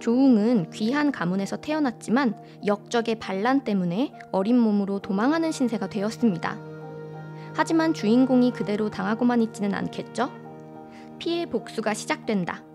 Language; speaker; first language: Korean; native; Korean